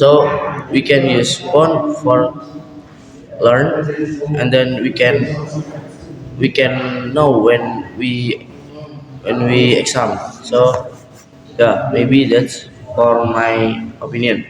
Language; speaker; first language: English; non-native, learner; Indonesian